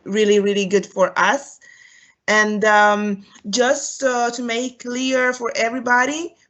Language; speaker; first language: English; non-native, fluent; Romanian